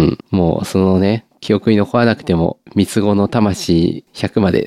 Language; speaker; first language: Japanese; native; Japanese